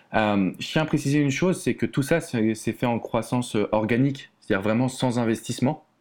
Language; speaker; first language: French; native; French